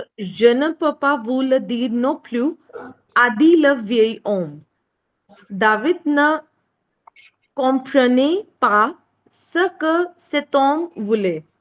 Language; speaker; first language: French; non-native, learner; Hindi